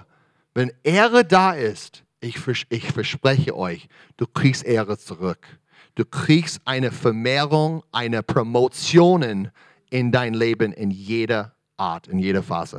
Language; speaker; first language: German; non-native, fluent; English